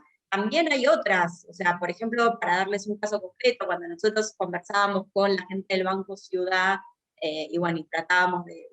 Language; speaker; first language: Spanish; native; Spanish